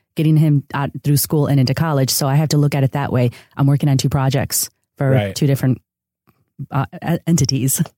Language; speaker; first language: English; early bilingual, other home language; Spanish